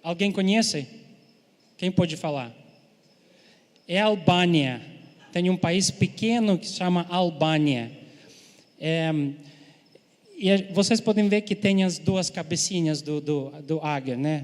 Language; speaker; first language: Portuguese; non-native, fluent; Ukrainian